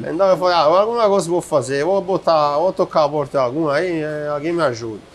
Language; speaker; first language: Portuguese; non-native, fluent; Italian